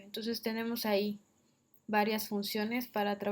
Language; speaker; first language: Spanish; native; Spanish